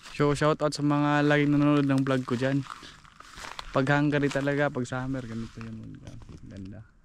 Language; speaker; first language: Filipino; non-native, local second language; Cebuano